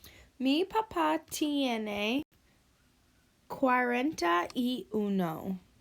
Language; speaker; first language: Spanish; non-native, learner; English